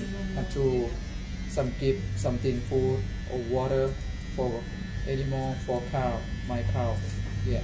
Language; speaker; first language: English; non-native, learner; Thai